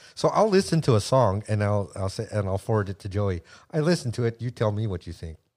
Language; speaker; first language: English; native; English